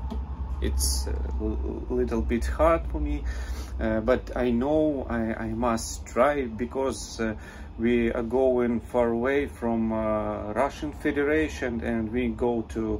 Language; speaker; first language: English; non-native, learner; Russian